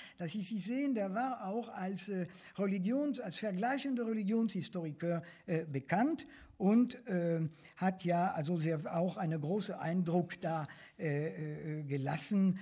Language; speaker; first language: German; non-native, fluent; French